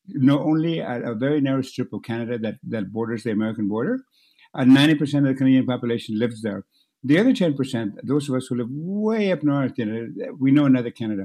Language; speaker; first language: English; non-native, fluent; Cree